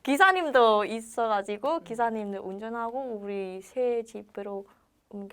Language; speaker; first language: Korean; non-native, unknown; Indonesian